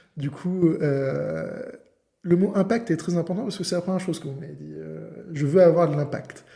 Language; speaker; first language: French; native; French